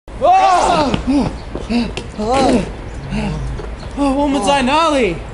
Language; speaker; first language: Chinese; non-native, learner; English